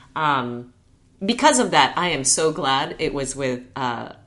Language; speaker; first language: English; early bilingual, heritage; Chinese